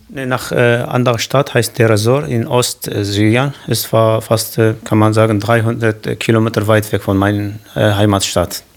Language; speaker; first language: German; non-native, learner; Kurdish